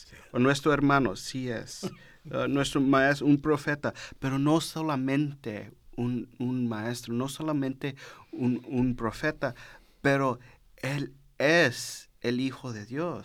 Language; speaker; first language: Spanish; early bilingual, heritage; Spanish